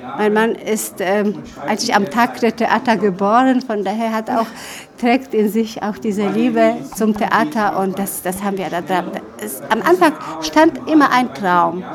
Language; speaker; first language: German; non-native, fluent; Polish